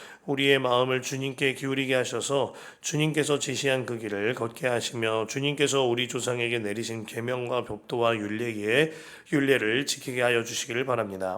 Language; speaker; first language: Korean; native; Korean